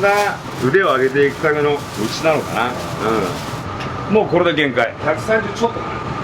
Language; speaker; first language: Japanese; native; Japanese